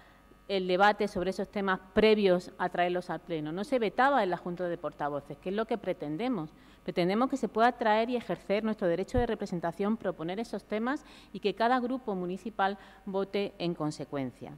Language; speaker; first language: Spanish; native; Spanish